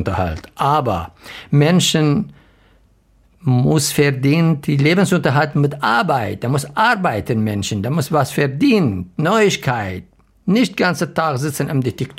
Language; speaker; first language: German; non-native, learner; Arabic